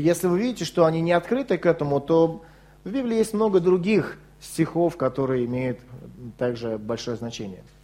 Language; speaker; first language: Russian; native; Russian